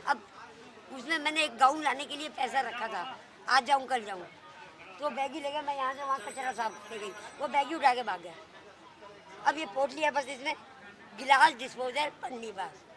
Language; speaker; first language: Hindi; native; Hindi